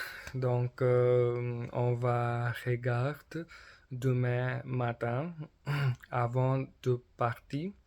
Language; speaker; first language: French; non-native, learner; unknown